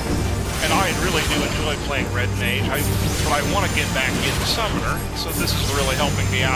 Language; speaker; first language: English; native; English